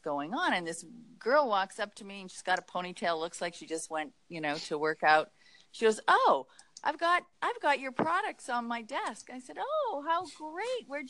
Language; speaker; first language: English; native; English